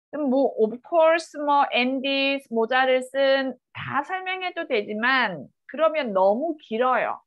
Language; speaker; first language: Korean; native; Korean